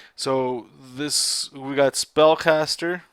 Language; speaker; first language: English; native; English